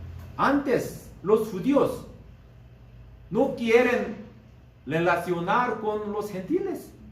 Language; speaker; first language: Spanish; non-native, learner; Korean